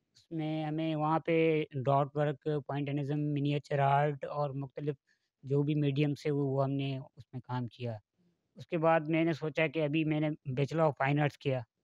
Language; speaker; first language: Urdu; non-native, local second language; Sindhi